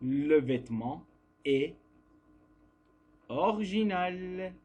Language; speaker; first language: French; non-native, fluent; Turkish